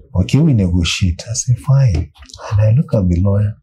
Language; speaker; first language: English; non-native, local second language; Hausa